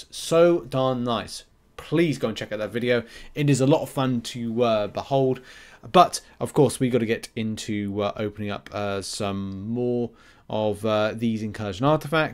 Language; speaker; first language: English; native; English